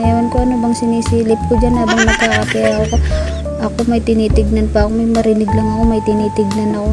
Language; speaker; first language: Filipino; non-native, local second language; Pampanga